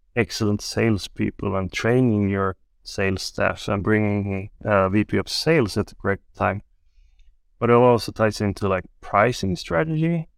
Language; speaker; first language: English; non-native, fluent; Swedish